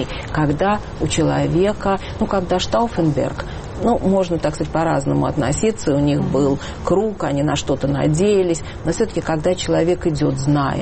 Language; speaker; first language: Russian; native; Russian